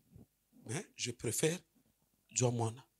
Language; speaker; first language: French; non-native, local second language; Lingala